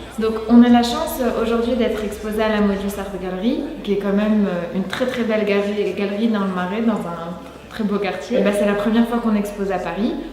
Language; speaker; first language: French; non-native, local second language; Arabic